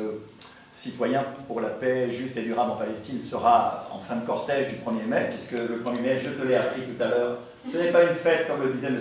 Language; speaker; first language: French; native; French